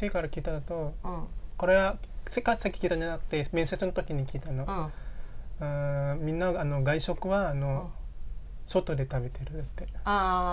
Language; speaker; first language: Japanese; non-native, learner; Indonesian